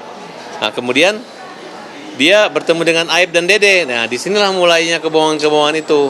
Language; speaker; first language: Indonesian; native; Indonesian